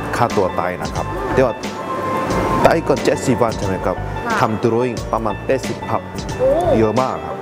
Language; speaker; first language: Thai; non-native, learner; Korean